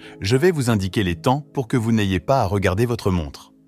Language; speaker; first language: French; native; French